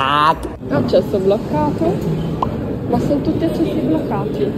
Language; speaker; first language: Italian; native; Italian